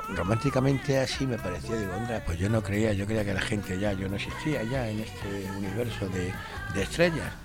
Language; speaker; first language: Spanish; native; Spanish